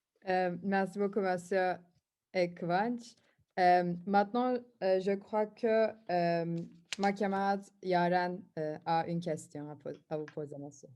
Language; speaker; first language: French; non-native, fluent; Turkish